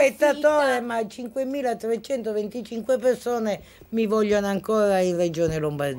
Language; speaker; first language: Italian; native; Italian